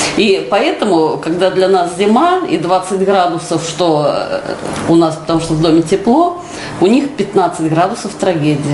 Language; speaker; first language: Russian; native; Russian